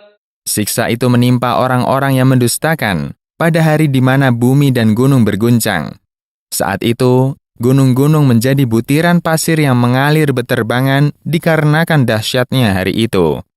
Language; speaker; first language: Indonesian; native; Indonesian